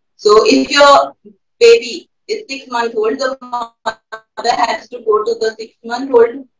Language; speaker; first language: English; non-native, local second language; Marathi